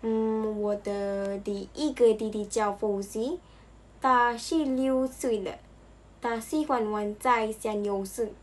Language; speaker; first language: Chinese; non-native, learner; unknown